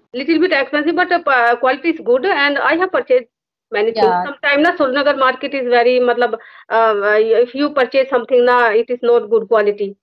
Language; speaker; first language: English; non-native, learner; Hindi